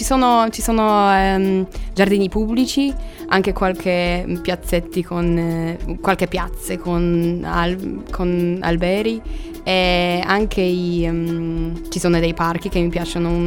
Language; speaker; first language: Italian; non-native, fluent; Polish